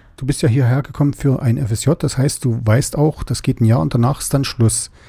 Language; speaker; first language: German; native; German